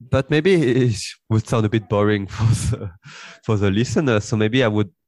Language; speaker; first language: English; early bilingual, heritage; French